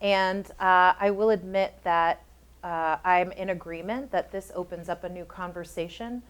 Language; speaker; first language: English; native; English